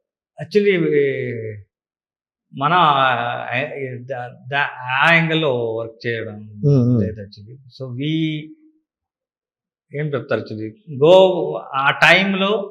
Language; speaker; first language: Telugu; non-native, local second language; Kannada